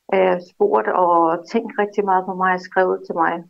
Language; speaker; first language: Danish; non-native, fluent; Russian